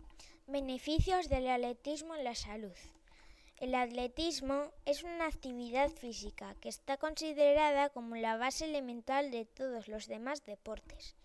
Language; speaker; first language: Spanish; native; Spanish